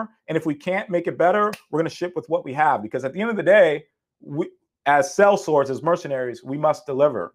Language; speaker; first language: English; native; English